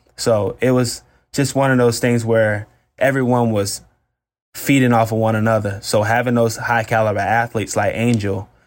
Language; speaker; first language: English; native; English